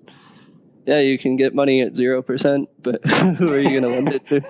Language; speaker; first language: English; native; English